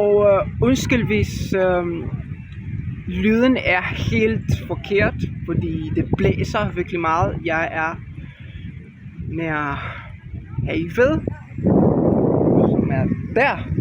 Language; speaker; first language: Danish; non-native, learner; Spanish